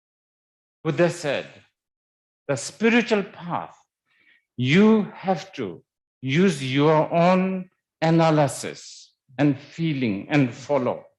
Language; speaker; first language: English; non-native, fluent; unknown